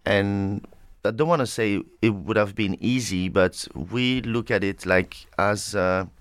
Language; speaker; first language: English; non-native, fluent; French